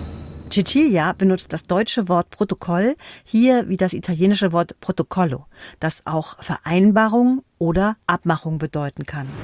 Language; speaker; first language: German; native; German